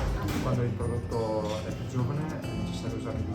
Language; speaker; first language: Italian; native; Italian